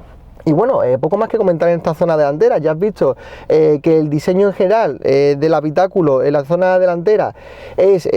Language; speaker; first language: Spanish; native; Spanish